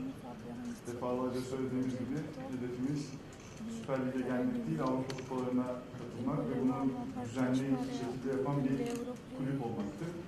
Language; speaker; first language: Turkish; native; Turkish